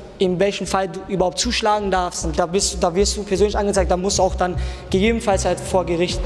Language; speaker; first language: German; early bilingual, other home language; Persian